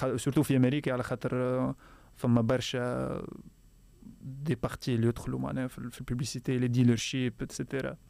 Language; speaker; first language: French; non-native, local second language; Arabic